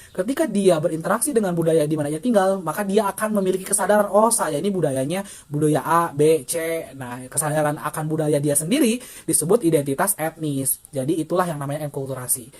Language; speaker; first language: Indonesian; non-native, local second language; Sundanese